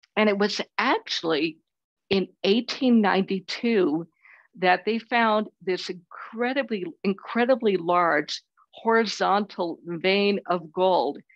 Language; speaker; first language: English; native; English